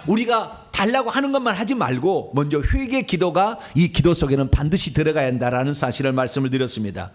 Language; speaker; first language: Korean; native; Korean